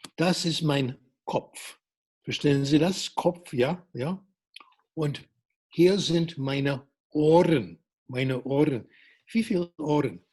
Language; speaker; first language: German; non-native, fluent; English